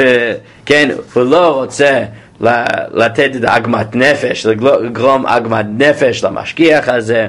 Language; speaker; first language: Hebrew; non-native, fluent; English